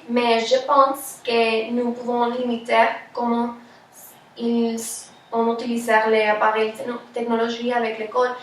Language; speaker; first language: French; non-native, learner; Spanish